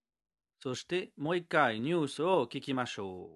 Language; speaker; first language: Japanese; non-native, learner; French